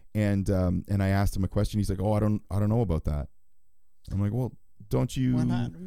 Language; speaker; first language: English; native; English